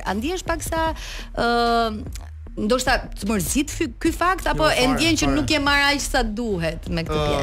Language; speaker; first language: Albanian; native; Albanian